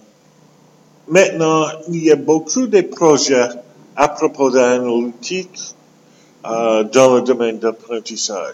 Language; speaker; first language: French; non-native, local second language; English